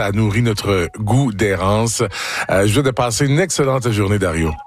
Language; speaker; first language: French; native; French